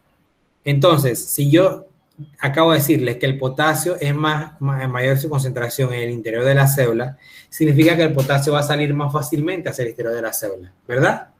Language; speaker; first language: Spanish; native; Spanish